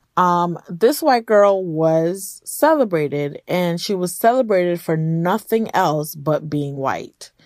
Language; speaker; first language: English; early bilingual, other home language; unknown